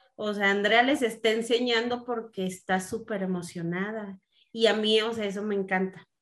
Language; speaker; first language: Spanish; native; Spanish